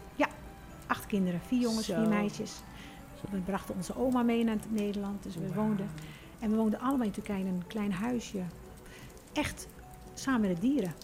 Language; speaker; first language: Dutch; early bilingual, other home language; Turkish